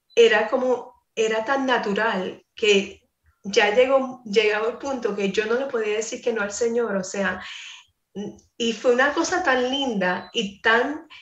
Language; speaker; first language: Spanish; non-native, fluent; English